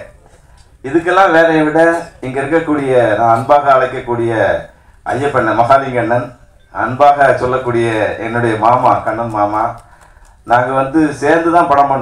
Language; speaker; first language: Tamil; native; Tamil